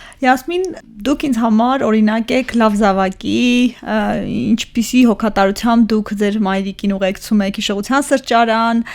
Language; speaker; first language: Armenian; native; Armenian